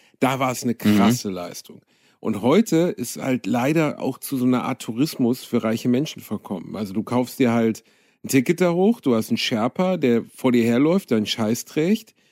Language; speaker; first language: German; native; German